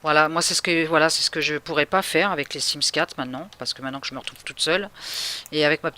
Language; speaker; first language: French; native; French